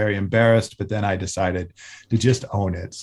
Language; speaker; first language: English; native; English